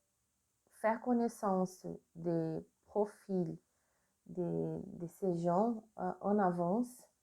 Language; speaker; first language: French; non-native, learner; Portuguese